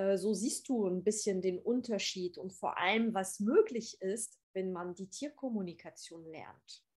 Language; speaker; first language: German; non-native, fluent; French